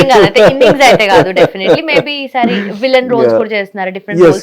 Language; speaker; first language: Telugu; native; Telugu